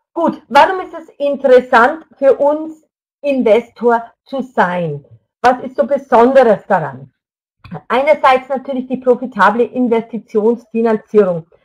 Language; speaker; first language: German; native; German